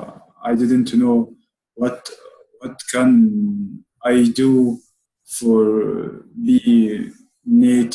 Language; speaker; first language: English; non-native, learner; Arabic